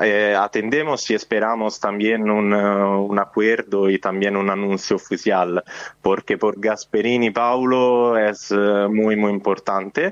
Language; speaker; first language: Spanish; non-native, fluent; Italian